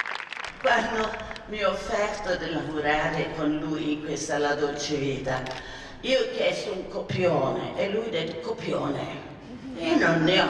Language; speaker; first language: Italian; non-native, fluent; Swedish